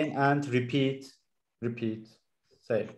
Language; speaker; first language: English; non-native, learner; Turkish